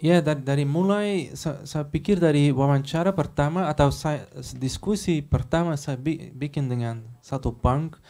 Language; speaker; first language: Indonesian; non-native, learner; Dutch